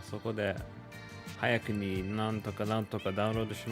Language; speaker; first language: Japanese; non-native, learner; English